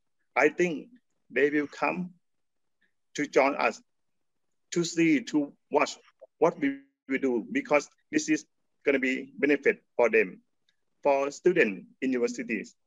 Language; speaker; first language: English; non-native, learner; Thai